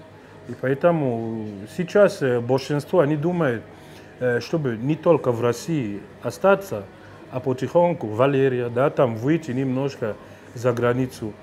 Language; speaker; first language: Russian; non-native, fluent; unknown